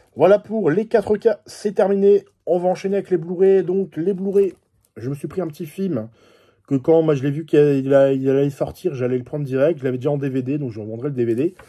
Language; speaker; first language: French; native; French